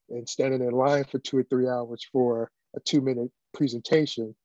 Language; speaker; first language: English; native; English